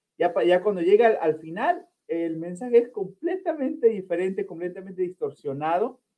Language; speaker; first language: Spanish; early bilingual, heritage; Spanish